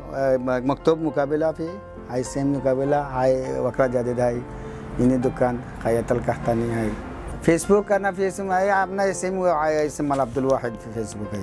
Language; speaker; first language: Arabic; non-native, learner; Bangla